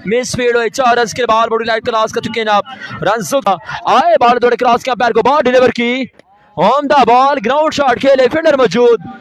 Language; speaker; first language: Urdu; non-native, local second language; Punjabi